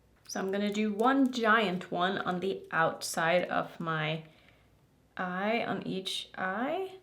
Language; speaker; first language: English; native; English